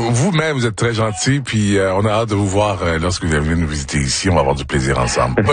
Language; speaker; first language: French; native; French